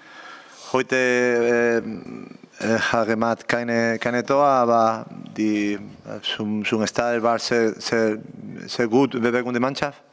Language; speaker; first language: German; non-native, learner; Spanish